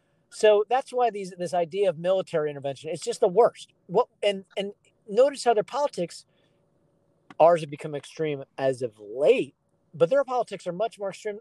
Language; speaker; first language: English; native; English